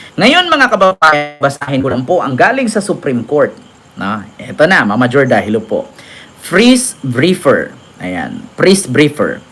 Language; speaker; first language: Filipino; native; Filipino